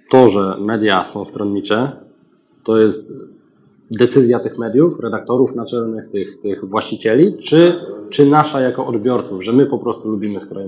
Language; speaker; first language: Polish; native; Polish